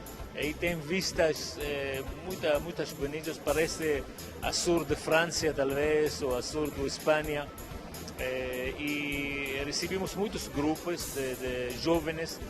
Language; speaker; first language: Portuguese; non-native, fluent; Arabic